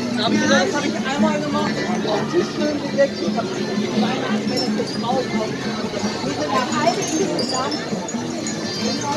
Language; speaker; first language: German; non-native, learner; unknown